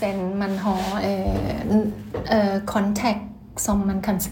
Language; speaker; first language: Swedish; non-native, learner; Thai